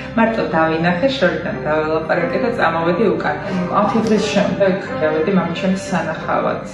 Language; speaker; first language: Georgian; native; Georgian